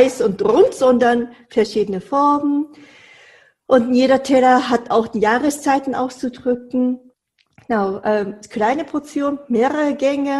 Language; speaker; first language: German; non-native, fluent; Japanese